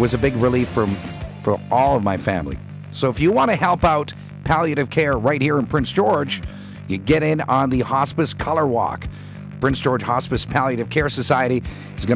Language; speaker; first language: English; native; English